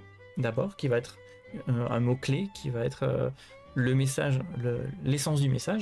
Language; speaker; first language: French; native; French